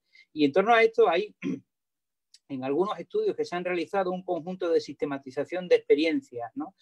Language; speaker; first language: Spanish; native; Spanish